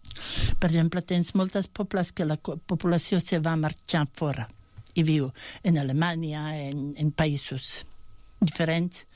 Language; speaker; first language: Catalan; non-native, fluent; Bosnian